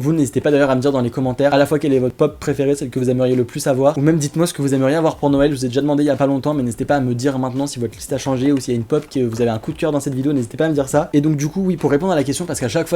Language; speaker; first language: French; native; French